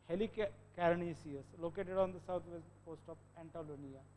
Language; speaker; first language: English; non-native, local second language; Marathi